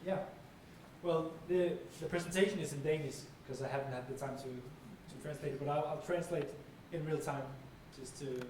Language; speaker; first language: English; non-native, fluent; Danish